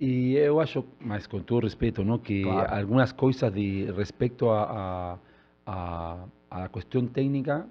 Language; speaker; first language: Portuguese; non-native, learner; Spanish